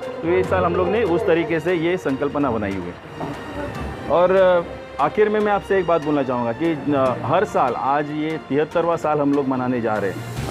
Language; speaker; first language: Hindi; non-native, local second language; Marathi